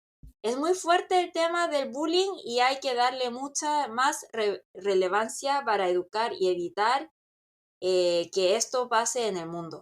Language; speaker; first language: Spanish; non-native, local second language; Korean